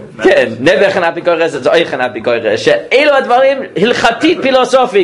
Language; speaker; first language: Hebrew; non-native, fluent; English